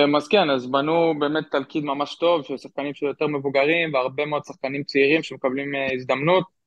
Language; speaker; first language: Hebrew; native; Hebrew